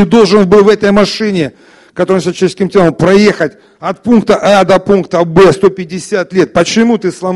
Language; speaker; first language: Russian; native; Russian